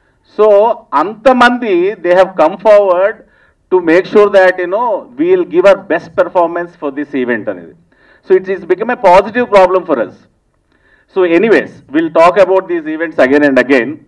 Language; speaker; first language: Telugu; native; Telugu